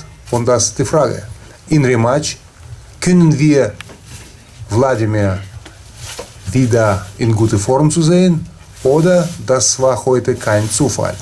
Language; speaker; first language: German; non-native, fluent; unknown